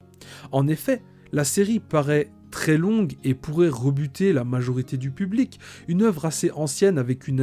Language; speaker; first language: French; native; French